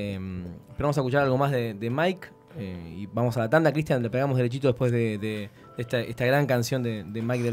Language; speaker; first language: Spanish; native; Spanish